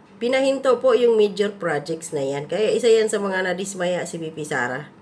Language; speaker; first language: Filipino; non-native, local second language; Cebuano